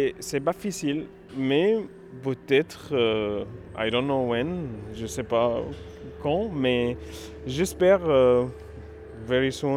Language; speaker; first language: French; non-native, learner; Arabic